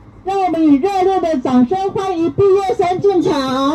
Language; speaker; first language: Chinese; native; Chinese